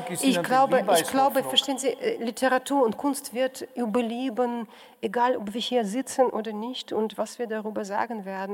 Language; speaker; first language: German; non-native, fluent; Russian